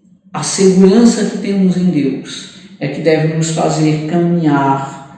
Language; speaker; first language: Portuguese; native; Portuguese